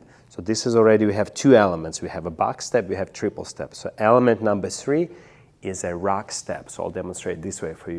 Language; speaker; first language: English; non-native, fluent; Russian